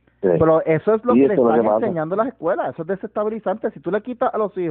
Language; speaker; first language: Spanish; native; Spanish